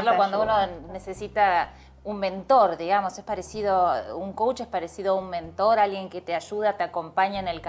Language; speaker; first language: Spanish; native; Spanish